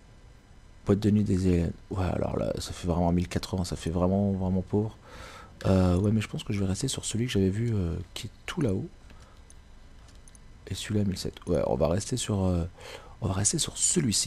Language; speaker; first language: French; native; French